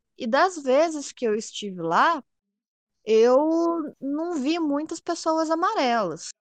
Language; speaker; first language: Portuguese; native; Portuguese